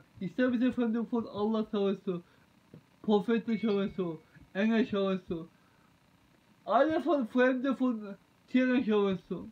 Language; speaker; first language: German; non-native, learner; Turkish